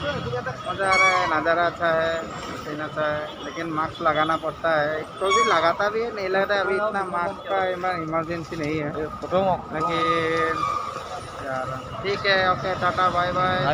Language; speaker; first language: Hindi; non-native, local second language; Assamese